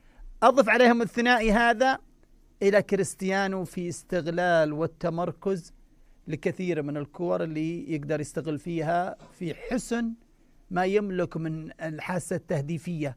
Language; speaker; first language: Arabic; native; Arabic